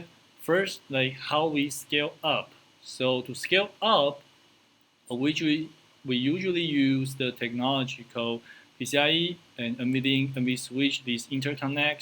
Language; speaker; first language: English; non-native, fluent; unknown